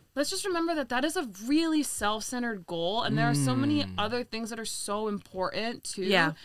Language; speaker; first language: English; native; English